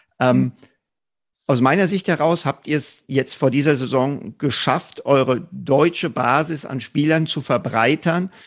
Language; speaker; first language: German; native; German